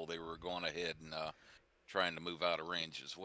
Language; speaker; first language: English; native; English